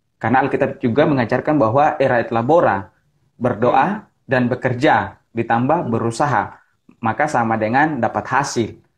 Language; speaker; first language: Indonesian; native; Indonesian